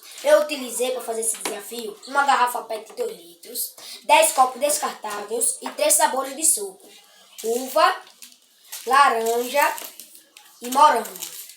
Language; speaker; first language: Portuguese; native; Portuguese